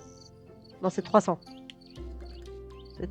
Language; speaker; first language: French; native; French